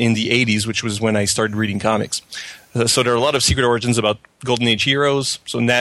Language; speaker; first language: English; non-native, fluent; French